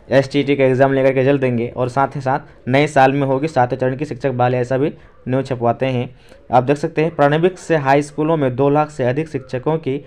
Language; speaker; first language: Hindi; native; Hindi